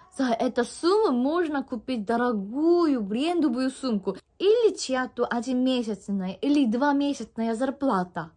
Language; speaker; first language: Russian; non-native, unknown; Korean